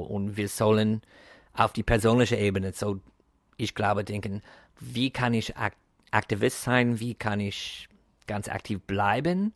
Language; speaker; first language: German; non-native, fluent; English